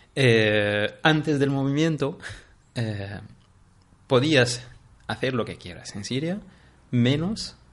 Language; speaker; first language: Spanish; non-native, fluent; Arabic